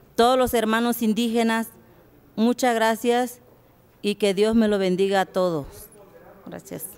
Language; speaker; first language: Spanish; non-native, local second language; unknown